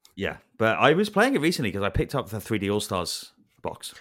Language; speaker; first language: English; native; English